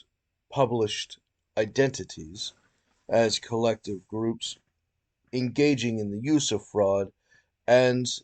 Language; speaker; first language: English; native; English